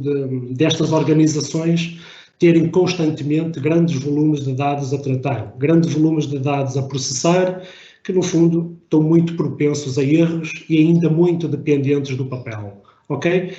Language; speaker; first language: Portuguese; native; Portuguese